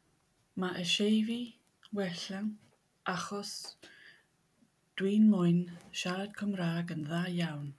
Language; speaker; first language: Welsh; non-native, learner; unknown